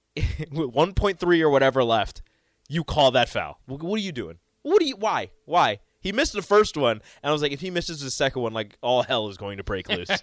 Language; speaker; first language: English; native; English